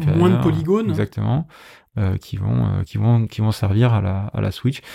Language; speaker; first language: French; native; French